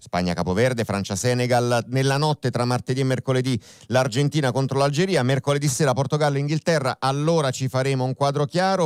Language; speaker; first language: Italian; native; Italian